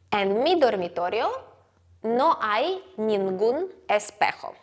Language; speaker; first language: Spanish; non-native, fluent; Ukrainian